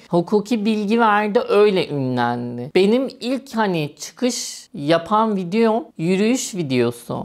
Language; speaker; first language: Turkish; native; Turkish